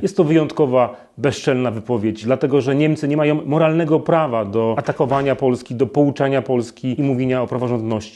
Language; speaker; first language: Polish; native; Polish